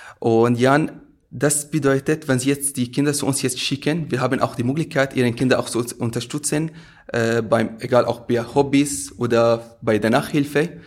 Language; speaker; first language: German; non-native, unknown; Arabic